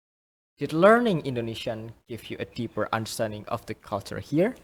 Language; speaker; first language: English; non-native, fluent; Indonesian